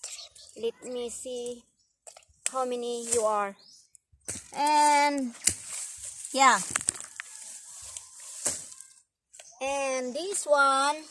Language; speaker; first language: English; non-native, learner; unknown